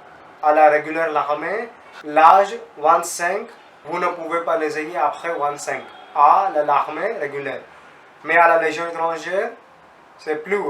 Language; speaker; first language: French; non-native, learner; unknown